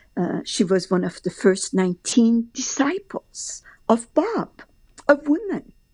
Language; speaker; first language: English; non-native, fluent; Persian